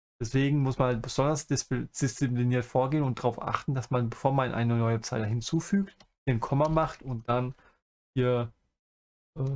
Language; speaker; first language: German; native; German